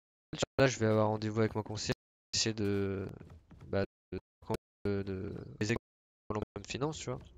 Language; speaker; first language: French; native; French